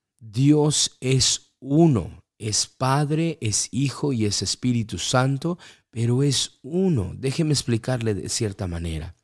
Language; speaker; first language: Spanish; early bilingual, heritage; Spanish